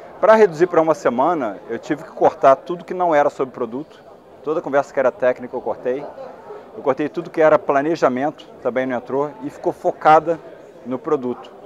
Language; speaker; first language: Portuguese; native; Portuguese